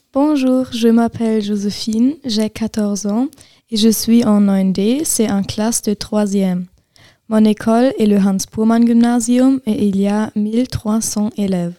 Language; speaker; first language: French; non-native, learner; German